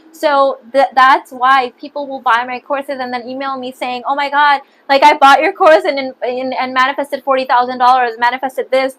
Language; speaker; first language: English; early bilingual, other home language; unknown